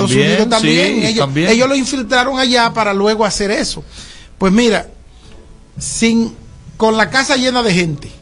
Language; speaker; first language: Spanish; native; Spanish